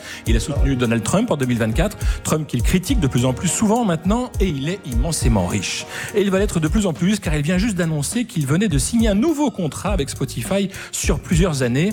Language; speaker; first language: French; native; French